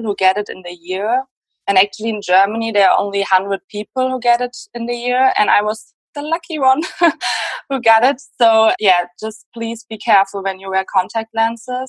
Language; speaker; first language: English; non-native, fluent; German